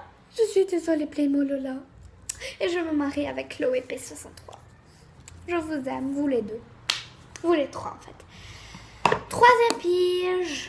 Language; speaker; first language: French; native; French